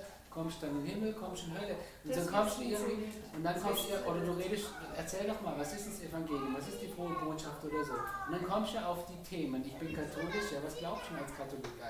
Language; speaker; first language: German; native; German